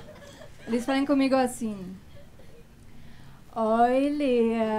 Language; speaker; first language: Portuguese; non-native, fluent; German